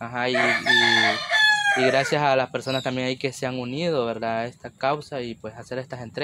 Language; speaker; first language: Spanish; native; Spanish